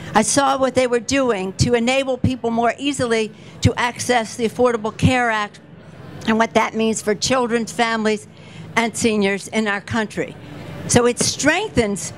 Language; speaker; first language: English; native; English